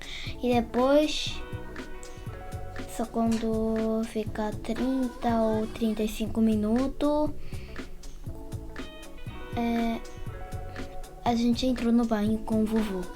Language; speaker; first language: Portuguese; early bilingual, heritage; Portuguese